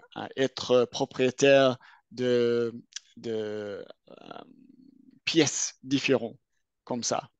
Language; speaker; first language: French; non-native, fluent; English